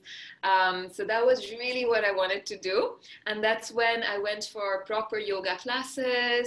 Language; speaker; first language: English; non-native, fluent; Marathi